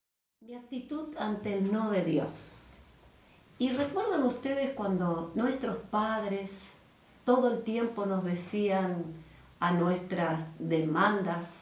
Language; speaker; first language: Spanish; native; Spanish